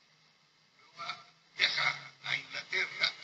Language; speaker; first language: Spanish; native; Spanish